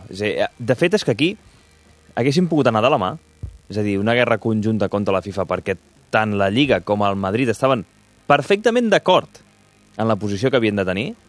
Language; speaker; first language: Catalan; native; Catalan